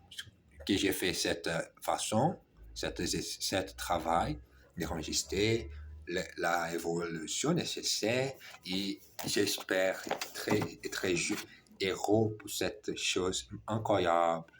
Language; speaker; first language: French; non-native, learner; Portuguese